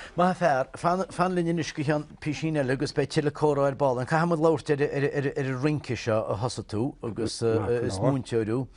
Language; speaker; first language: Irish; native; Irish